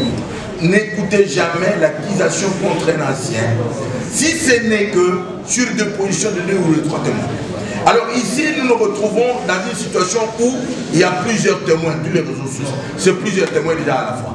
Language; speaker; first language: French; non-native, local second language; Lingala